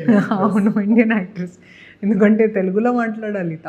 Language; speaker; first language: Telugu; non-native, fluent; Punjabi